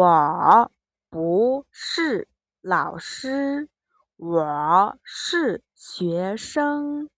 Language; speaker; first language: Chinese; non-native, fluent; Mongolian